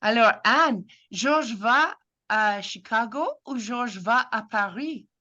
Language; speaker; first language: French; non-native, local second language; English